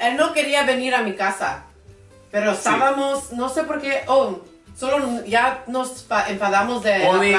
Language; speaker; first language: Spanish; early bilingual, heritage; English